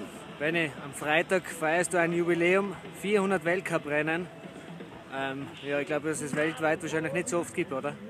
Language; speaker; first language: German; native; German